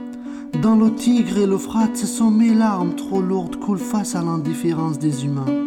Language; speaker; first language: French; early bilingual, other home language; Kurdish